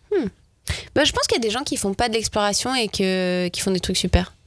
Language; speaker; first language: French; native; French